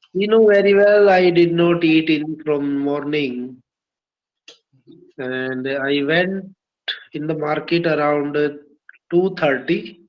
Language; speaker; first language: English; non-native, learner; Hindi